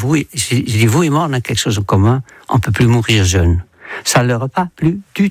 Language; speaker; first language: French; non-native, fluent; Dutch